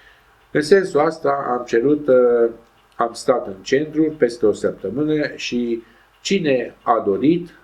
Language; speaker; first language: Romanian; non-native, local second language; Hungarian